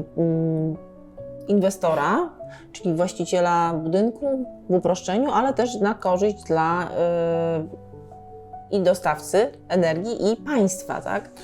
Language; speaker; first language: Polish; native; Polish